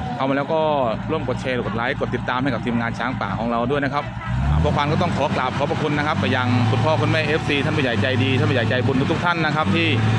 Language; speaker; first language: Thai; non-native, local second language; Northeastern Thai